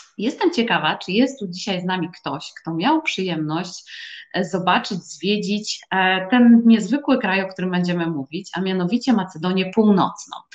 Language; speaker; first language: Polish; native; Polish